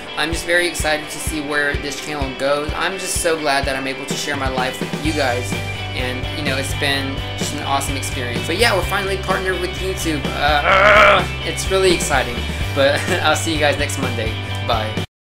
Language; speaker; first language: English; native; English